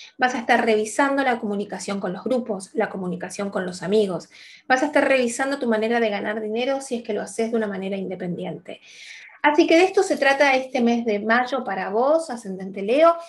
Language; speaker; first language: Spanish; native; Spanish